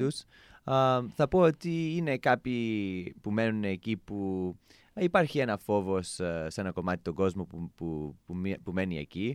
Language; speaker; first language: Greek; non-native, fluent; English